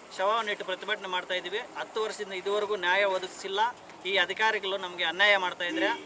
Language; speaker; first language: Kannada; native; Kannada